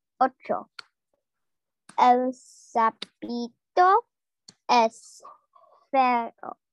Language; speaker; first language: Spanish; non-native, learner; English